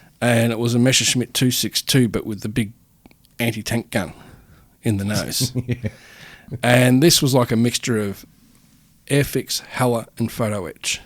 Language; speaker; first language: English; native; English